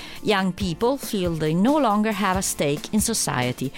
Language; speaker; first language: English; non-native, fluent; Italian